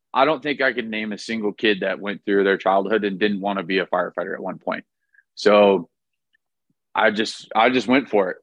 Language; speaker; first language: English; native; English